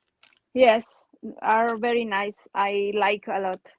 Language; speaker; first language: English; non-native, learner; Spanish